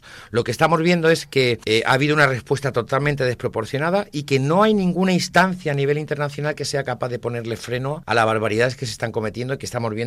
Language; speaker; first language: Spanish; native; Spanish